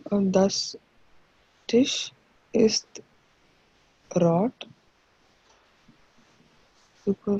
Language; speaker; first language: German; non-native, learner; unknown